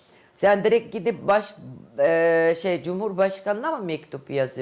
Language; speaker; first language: Turkish; non-native, fluent; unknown